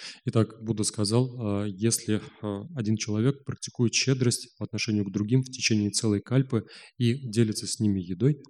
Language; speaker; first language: Russian; native; Russian